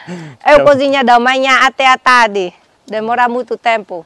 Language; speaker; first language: Portuguese; non-native, learner; Vietnamese